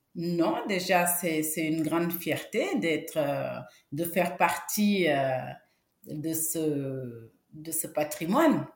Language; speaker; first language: French; non-native, local second language; Wolof